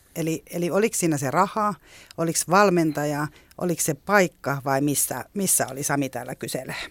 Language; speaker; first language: Finnish; native; Finnish